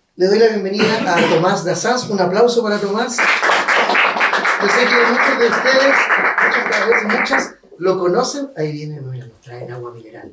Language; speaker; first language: Spanish; native; Spanish